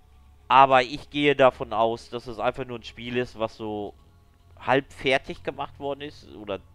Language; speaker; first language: German; native; German